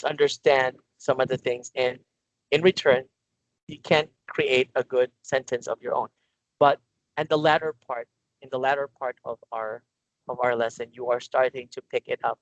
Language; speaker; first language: English; non-native, local second language; Filipino